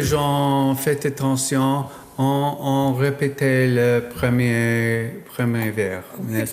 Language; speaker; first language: French; non-native, learner; English